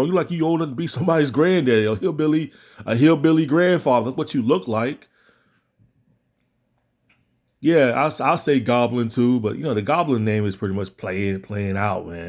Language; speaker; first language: English; native; English